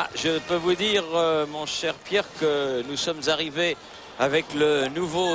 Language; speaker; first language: French; native; French